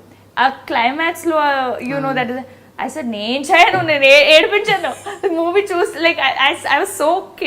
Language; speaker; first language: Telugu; non-native, fluent; Hindi